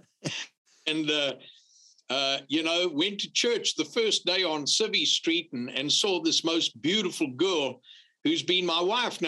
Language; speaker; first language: English; native; English